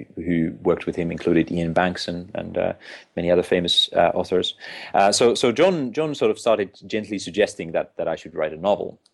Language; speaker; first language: English; non-native, fluent; Finnish